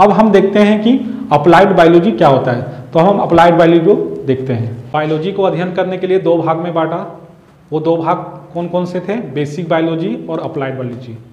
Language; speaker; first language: Hindi; native; Hindi